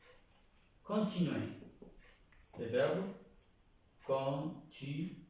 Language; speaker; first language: French; non-native, fluent; Spanish